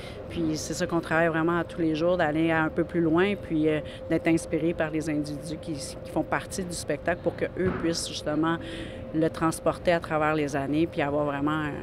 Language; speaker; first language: French; native; French